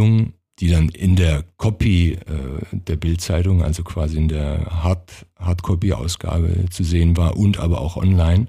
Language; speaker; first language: German; early bilingual, other home language; Croatian